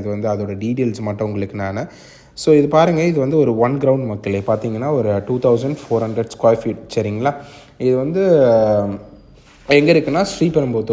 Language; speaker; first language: Tamil; native; Tamil